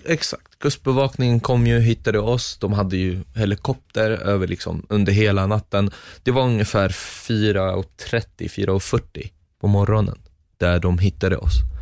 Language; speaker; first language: Swedish; non-native, fluent; Arabic